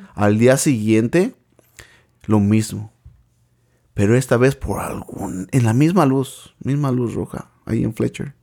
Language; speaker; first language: Spanish; native; Spanish